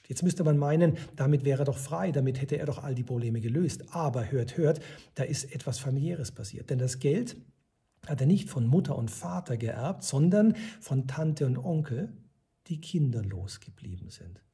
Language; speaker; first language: German; native; German